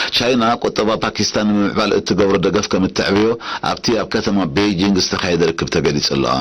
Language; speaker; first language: Tigrinya; native; Tigrinya